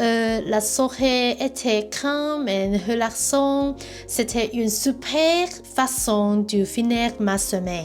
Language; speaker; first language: French; non-native, learner; Cantonese